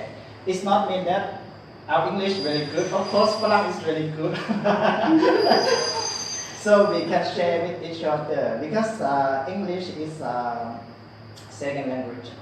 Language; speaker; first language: English; non-native, learner; Lao